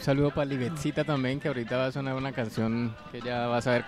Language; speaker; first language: Spanish; native; Spanish